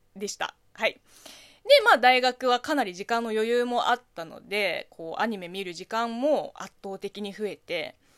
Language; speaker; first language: Japanese; non-native, fluent; Chinese